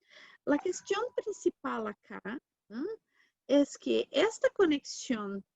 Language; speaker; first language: Spanish; non-native, learner; Portuguese